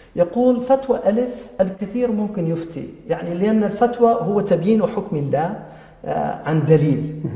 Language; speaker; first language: Arabic; non-native, fluent; English